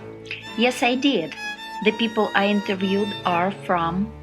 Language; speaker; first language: English; non-native, fluent; Russian